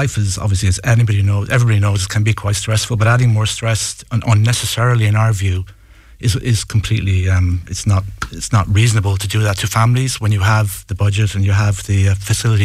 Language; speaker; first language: English; native; English